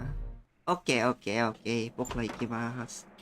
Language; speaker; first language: Japanese; non-native, learner; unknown